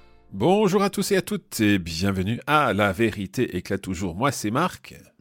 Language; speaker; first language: French; native; French